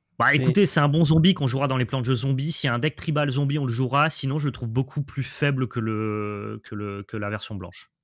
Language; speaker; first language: French; native; French